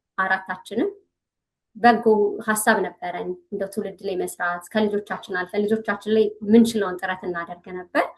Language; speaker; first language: Amharic; native; Amharic